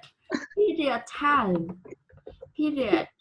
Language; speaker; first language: English; non-native, learner; Vietnamese